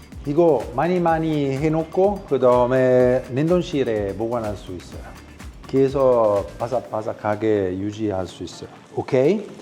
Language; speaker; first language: Korean; non-native, fluent; Italian